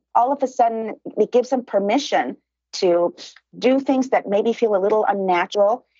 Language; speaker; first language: English; early bilingual, other home language; Spanish